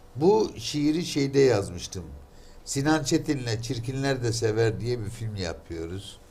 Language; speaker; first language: Turkish; native; Turkish